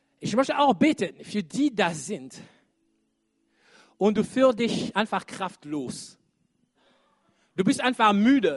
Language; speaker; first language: German; non-native, fluent; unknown